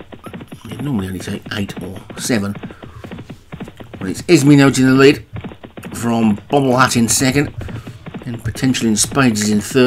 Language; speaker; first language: English; native; English